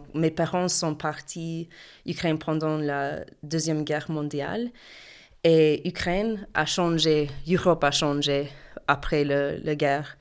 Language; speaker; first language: French; non-native, learner; English